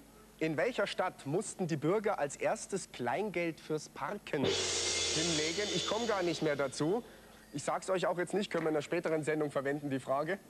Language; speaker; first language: German; native; German